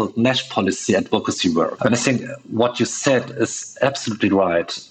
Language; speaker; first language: English; non-native, fluent; German